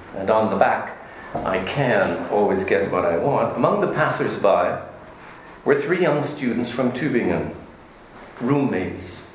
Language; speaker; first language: English; native; English